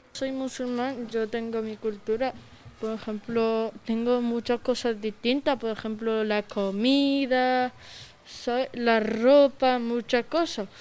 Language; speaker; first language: Spanish; early bilingual, other home language; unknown